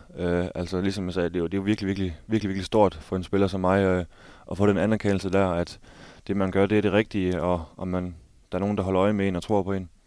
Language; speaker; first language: Danish; native; Danish